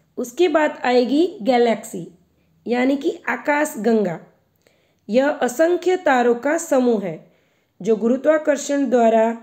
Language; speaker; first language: Hindi; non-native, local second language; Gujarati